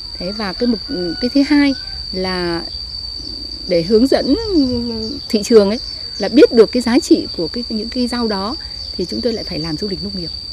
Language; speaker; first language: Vietnamese; native; Vietnamese